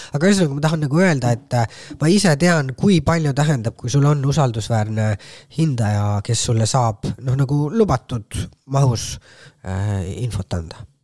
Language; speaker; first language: Estonian; native; Estonian